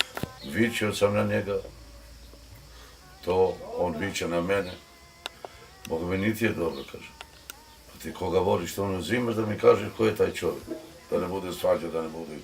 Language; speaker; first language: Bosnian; non-native, local second language; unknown